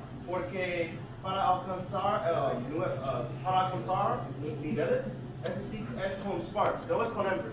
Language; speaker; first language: Spanish; non-native, learner; English